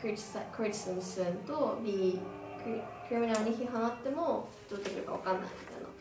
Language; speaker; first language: Japanese; native; Japanese